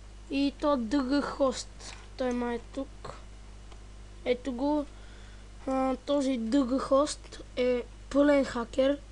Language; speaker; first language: Bulgarian; native; Bulgarian